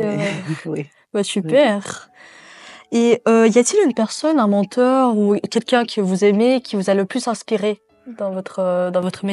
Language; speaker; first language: French; native; French